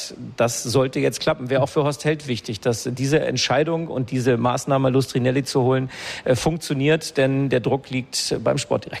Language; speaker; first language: German; native; German